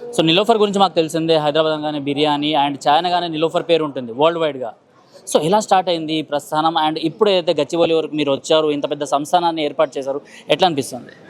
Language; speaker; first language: Telugu; native; Telugu